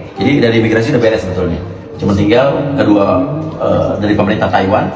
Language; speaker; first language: Indonesian; native; Indonesian